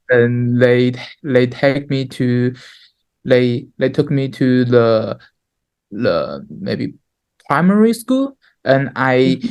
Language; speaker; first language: English; non-native, learner; Chinese